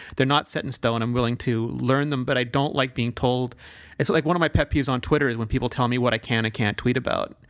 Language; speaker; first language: English; native; English